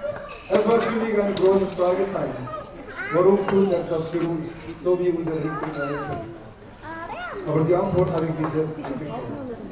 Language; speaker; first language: German; non-native, fluent; Tibetan